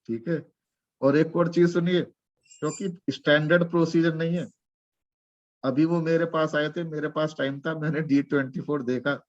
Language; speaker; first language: Hindi; native; Hindi